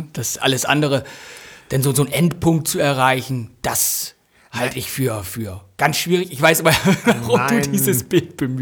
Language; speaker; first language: German; native; German